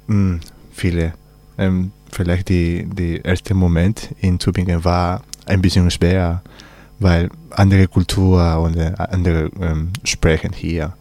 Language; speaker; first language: German; non-native, learner; Spanish